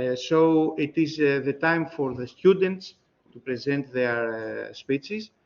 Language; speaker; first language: English; non-native, fluent; Greek